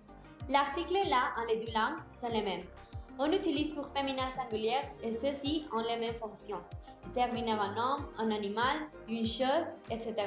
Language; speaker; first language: French; non-native, learner; Spanish